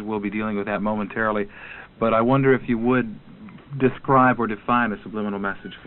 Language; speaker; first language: English; native; English